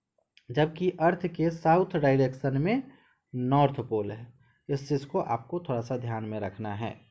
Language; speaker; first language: Hindi; native; Hindi